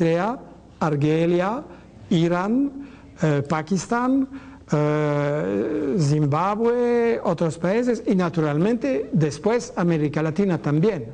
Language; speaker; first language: Spanish; non-native, fluent; French